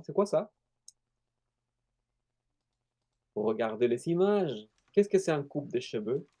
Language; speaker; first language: French; non-native, fluent; Spanish